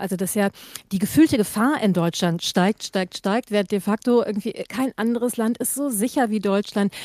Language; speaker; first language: German; native; German